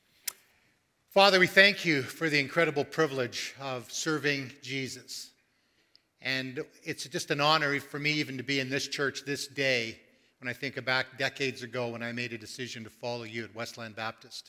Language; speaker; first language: English; native; English